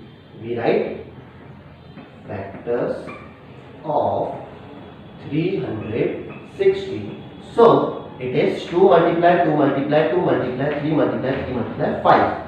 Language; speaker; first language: English; non-native, local second language; Hindi